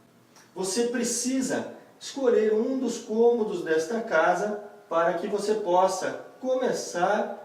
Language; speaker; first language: Portuguese; native; Portuguese